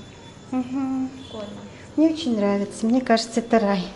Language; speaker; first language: Russian; native; Russian